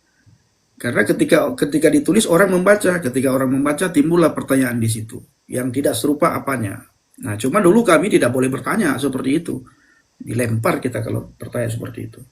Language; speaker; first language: Indonesian; native; Indonesian